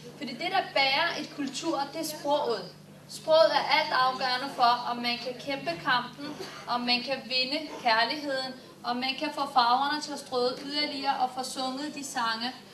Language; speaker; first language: Danish; early bilingual, other home language; Turkish